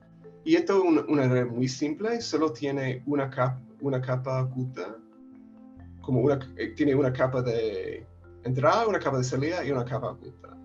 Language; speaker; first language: Spanish; non-native, fluent; English